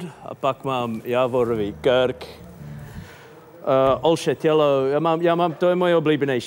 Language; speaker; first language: Czech; non-native, fluent; English